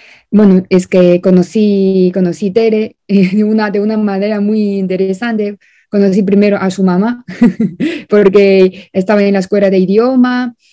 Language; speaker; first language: Spanish; non-native, fluent; Chinese